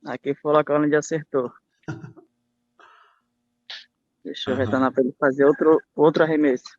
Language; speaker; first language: Portuguese; native; Portuguese